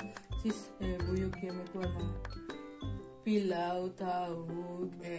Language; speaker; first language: Turkish; non-native, learner; Indonesian